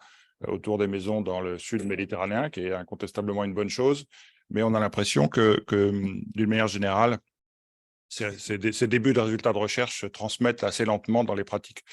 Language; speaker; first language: French; native; French